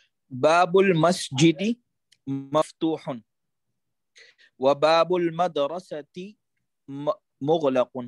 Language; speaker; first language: Arabic; non-native, learner; Urdu